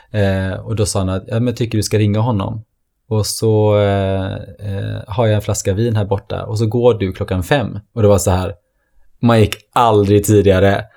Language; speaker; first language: Swedish; early bilingual, other home language; Norwegian